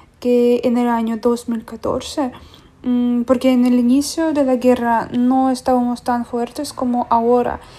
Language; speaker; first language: Spanish; non-native, fluent; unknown